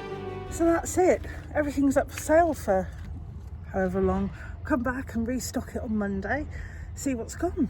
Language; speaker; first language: English; native; English